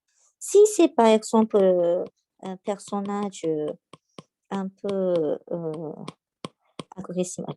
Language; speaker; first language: French; non-native, learner; Japanese